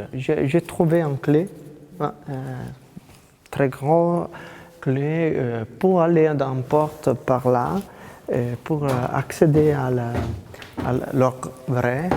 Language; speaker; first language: French; non-native, learner; Italian